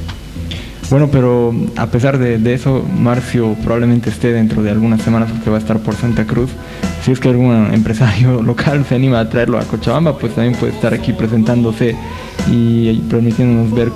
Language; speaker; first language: Spanish; native; Spanish